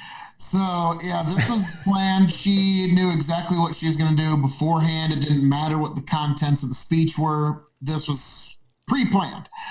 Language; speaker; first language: English; native; English